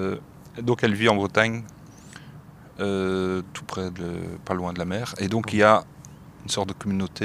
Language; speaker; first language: French; native; French